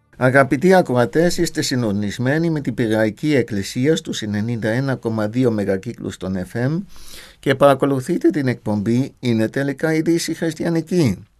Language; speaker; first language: Greek; non-native, fluent; German